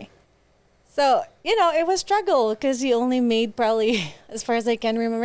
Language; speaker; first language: English; non-native, local second language; Hiligaynon